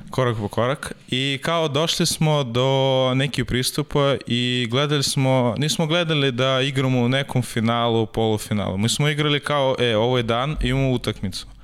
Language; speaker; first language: Serbian; non-native, learner; Russian